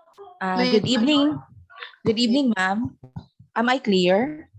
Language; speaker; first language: English; non-native, local second language; Filipino